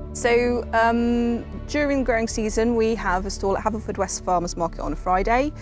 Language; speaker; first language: English; native; English